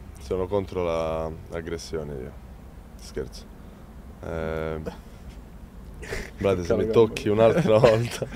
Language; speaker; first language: Italian; non-native, fluent; Serbian